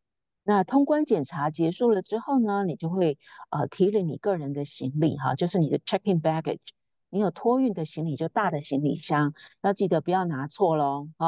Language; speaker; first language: Chinese; native; Chinese